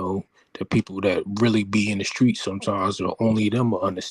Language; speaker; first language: English; native; English